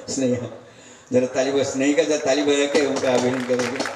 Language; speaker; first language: Hindi; non-native, local second language; Marathi